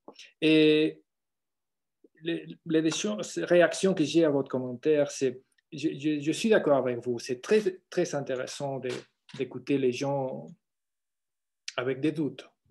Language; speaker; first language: French; non-native, fluent; Spanish